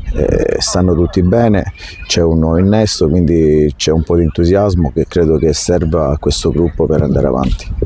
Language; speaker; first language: Italian; native; Italian